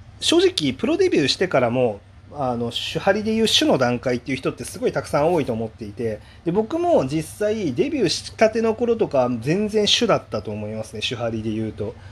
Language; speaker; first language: Japanese; native; Japanese